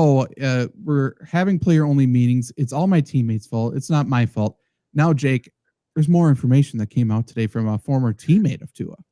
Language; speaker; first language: English; native; English